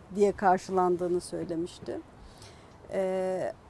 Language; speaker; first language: Turkish; non-native, local second language; Kurdish